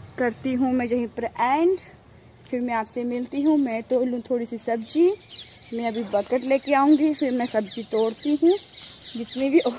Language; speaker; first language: Hindi; non-native, local second language; Punjabi